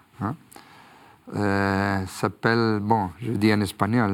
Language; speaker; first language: French; non-native, fluent; Spanish